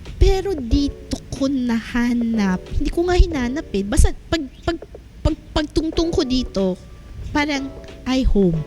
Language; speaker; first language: Filipino; native; Filipino